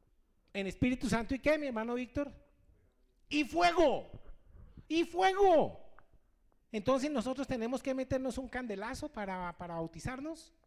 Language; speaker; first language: Spanish; native; Spanish